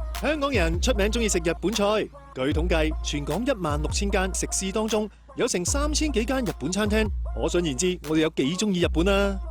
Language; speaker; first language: Cantonese; native; Cantonese